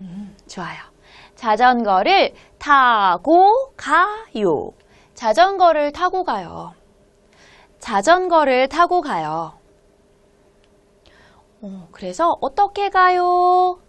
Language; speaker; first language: Korean; non-native, fluent; Hmong